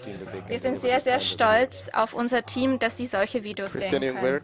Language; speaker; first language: German; non-native, fluent; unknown